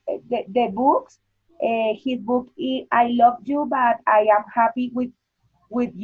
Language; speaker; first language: English; non-native, learner; Spanish